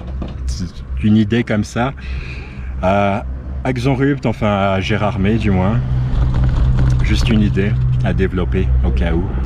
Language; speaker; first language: French; native; French